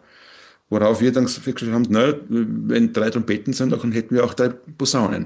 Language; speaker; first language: German; native; German